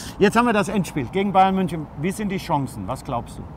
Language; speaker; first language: German; native; German